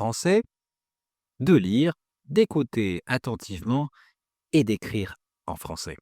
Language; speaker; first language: French; native; French